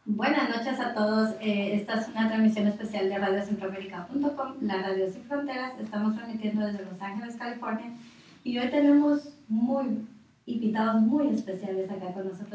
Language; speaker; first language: Spanish; native; Spanish